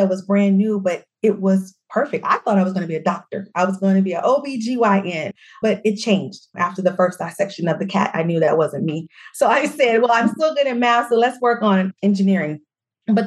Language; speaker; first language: English; native; English